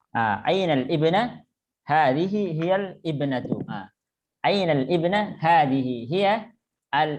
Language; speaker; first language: Arabic; non-native, fluent; Indonesian